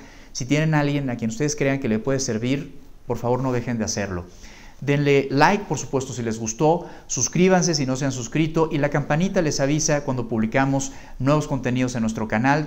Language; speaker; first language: Spanish; native; Spanish